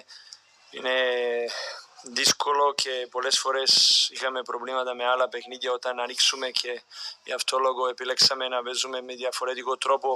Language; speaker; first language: Greek; non-native, fluent; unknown